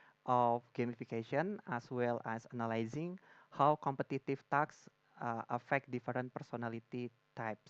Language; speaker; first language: English; non-native, learner; Indonesian